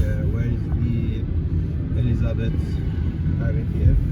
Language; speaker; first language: English; non-native, learner; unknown